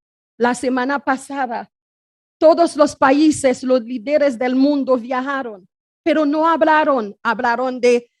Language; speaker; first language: Spanish; non-native, fluent; Haitian Creole